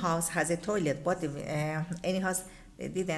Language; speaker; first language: English; non-native, learner; Persian